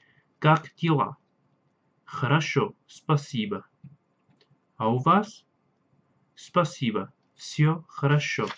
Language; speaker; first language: Russian; non-native, learner; English